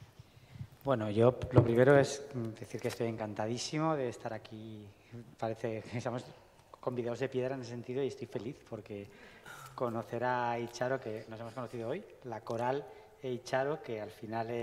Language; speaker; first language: Spanish; native; Spanish